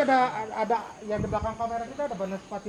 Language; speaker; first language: Indonesian; native; Indonesian